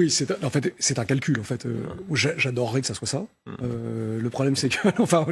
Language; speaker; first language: French; native; French